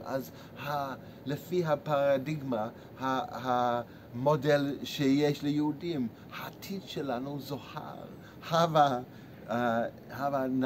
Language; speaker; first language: Hebrew; non-native, fluent; English